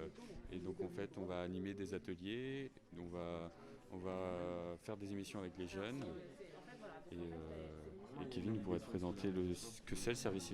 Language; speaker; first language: French; native; French